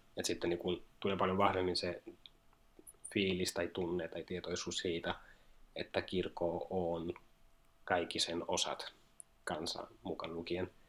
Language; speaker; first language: Finnish; non-native, fluent; Spanish